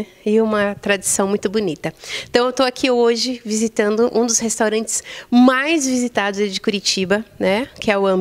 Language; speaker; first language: Portuguese; native; Portuguese